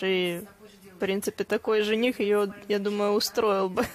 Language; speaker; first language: Russian; native; Russian